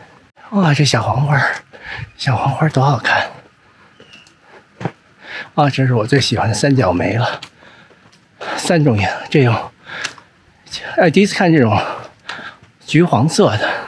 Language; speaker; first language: Chinese; native; Chinese